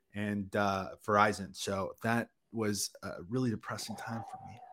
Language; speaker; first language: English; native; English